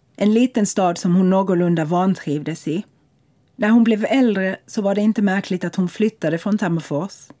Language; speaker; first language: Swedish; non-native, fluent; English